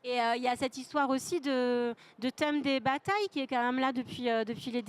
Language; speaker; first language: French; native; French